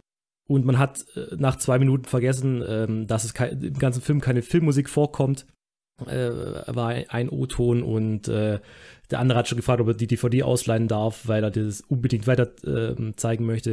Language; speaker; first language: German; native; German